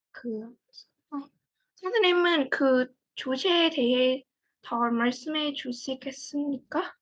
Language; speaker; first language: Korean; non-native, learner; Vietnamese